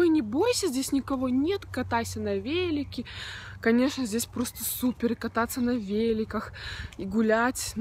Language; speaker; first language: Russian; native; Russian